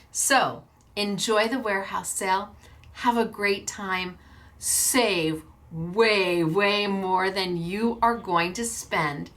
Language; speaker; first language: English; native; English